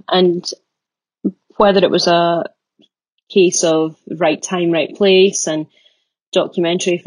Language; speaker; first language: English; native; English